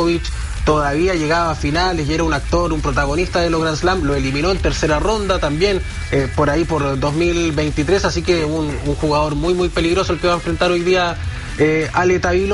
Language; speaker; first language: Spanish; native; Spanish